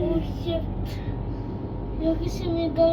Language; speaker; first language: Swedish; early bilingual, other home language; Bangla